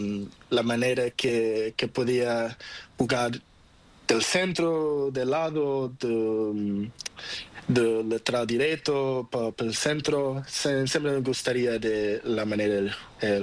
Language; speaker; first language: Spanish; non-native, learner; Portuguese